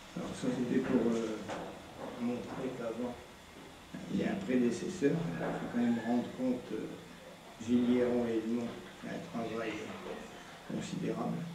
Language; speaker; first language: French; native; French